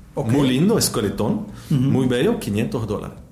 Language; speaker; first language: Spanish; non-native, fluent; French